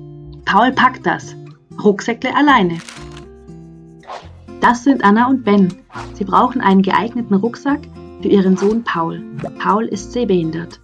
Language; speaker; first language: German; native; German